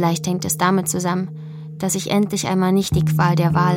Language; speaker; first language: German; native; German